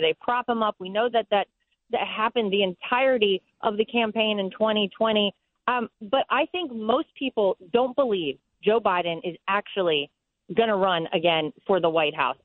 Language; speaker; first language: English; native; English